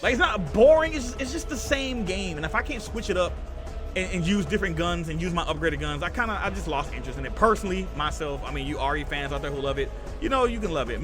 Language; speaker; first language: English; native; English